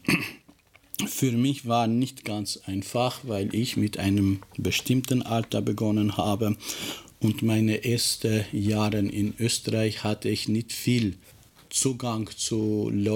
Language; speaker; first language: German; non-native, fluent; Albanian